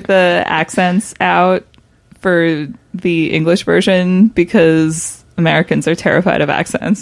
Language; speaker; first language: English; native; English